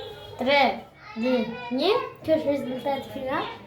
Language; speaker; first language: Albanian; early bilingual, heritage; Albanian